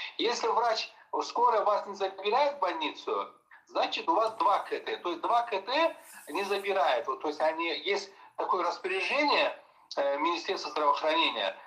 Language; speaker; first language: Russian; non-native, local second language; Azerbaijani